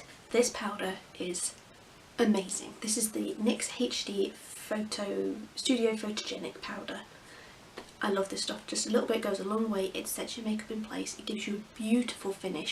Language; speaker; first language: English; native; English